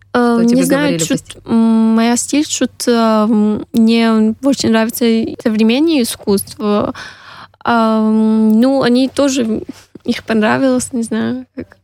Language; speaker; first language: Russian; non-native, learner; Arabic